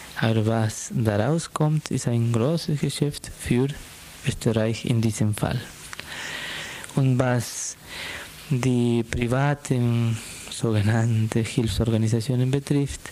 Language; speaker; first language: German; non-native, fluent; Spanish